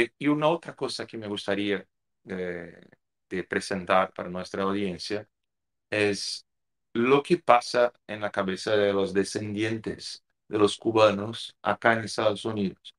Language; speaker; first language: Spanish; non-native, fluent; Portuguese